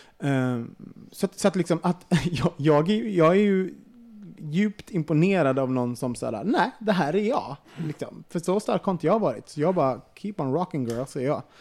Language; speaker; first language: Swedish; native; Swedish